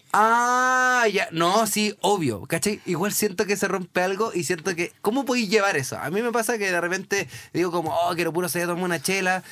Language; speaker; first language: Spanish; native; Spanish